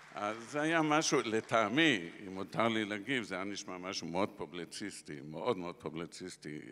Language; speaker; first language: Hebrew; non-native, local second language; Yiddish